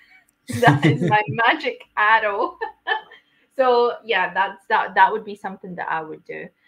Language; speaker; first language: English; non-native, fluent; Latvian